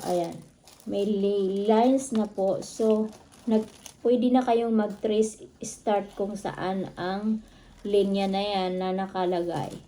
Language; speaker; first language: Filipino; non-native, local second language; Cebuano